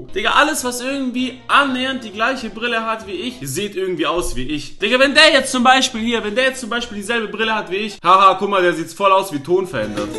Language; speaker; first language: German; native; German